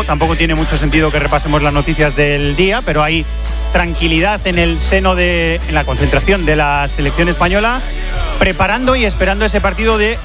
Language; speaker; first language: Spanish; native; Spanish